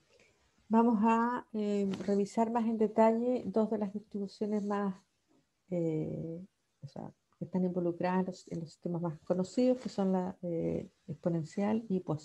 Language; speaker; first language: Spanish; native; Spanish